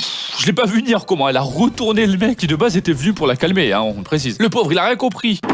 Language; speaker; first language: French; native; French